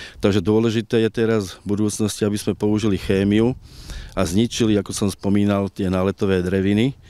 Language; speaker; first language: Slovak; native; Slovak